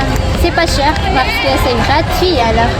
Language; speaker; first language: French; non-native, learner; Indonesian